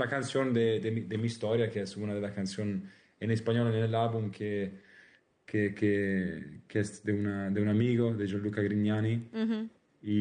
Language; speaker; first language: Spanish; non-native, learner; Italian